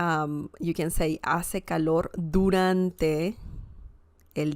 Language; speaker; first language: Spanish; non-native, fluent; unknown